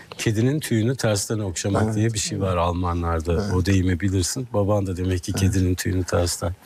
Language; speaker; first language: Turkish; native; Turkish